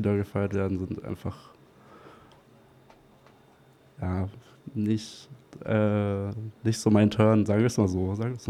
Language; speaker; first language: German; native; German